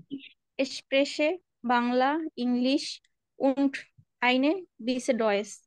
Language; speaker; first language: German; non-native, learner; Bangla